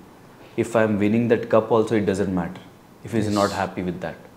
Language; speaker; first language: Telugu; non-native, learner; Hindi